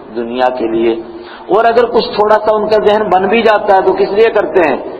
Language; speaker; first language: Urdu; non-native, local second language; Gujari